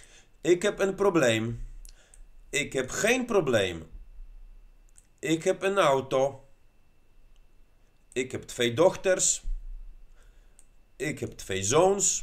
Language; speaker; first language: Dutch; non-native, learner; Polish